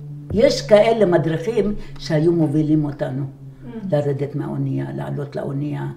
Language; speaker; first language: Hebrew; non-native, fluent; Arabic